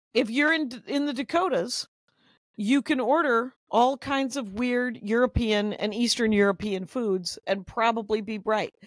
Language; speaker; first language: English; native; English